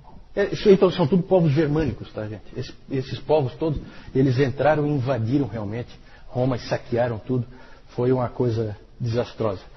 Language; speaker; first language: Portuguese; native; Portuguese